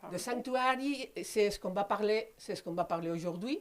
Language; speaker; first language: French; non-native, fluent; Spanish